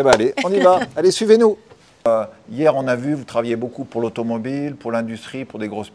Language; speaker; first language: French; native; French